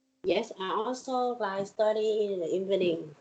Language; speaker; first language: English; non-native, learner; Vietnamese